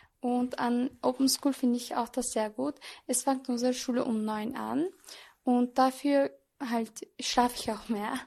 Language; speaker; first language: German; non-native, local second language; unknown